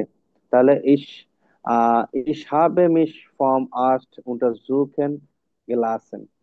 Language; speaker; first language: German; non-native, learner; Bangla